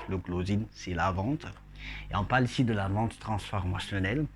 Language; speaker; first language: French; non-native, local second language; Malagasy